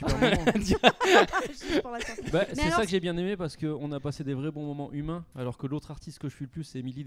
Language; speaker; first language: French; native; French